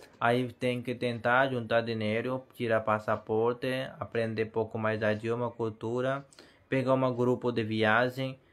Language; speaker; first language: Portuguese; non-native, learner; Hindi